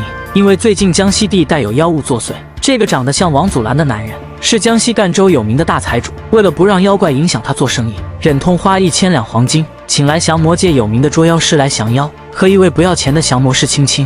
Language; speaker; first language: Chinese; native; Chinese